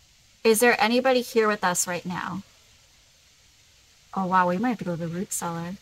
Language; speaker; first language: English; native; English